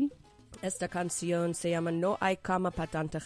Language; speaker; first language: Spanish; non-native, fluent; English